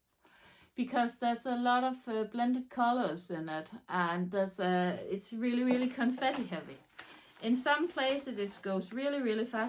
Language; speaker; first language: English; non-native, fluent; Danish